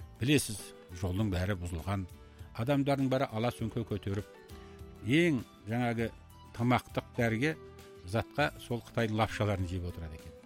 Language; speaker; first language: Kazakh; early bilingual, heritage; Kazakh